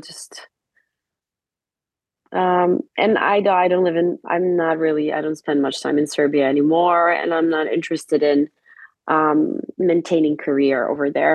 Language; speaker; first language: English; non-native, fluent; Serbian